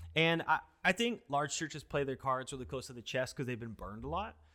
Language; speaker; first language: English; native; English